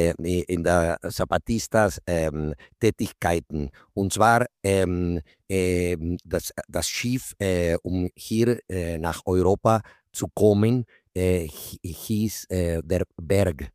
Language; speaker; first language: German; non-native, fluent; Spanish